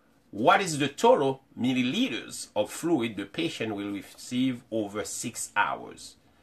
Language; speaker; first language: English; non-native, fluent; Haitian Creole